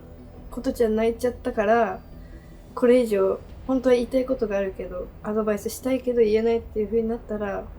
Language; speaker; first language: Japanese; native; Japanese